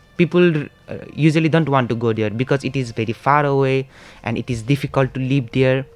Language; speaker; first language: English; non-native, local second language; Nepali